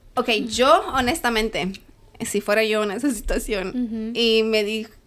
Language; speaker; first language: Spanish; early bilingual, other home language; English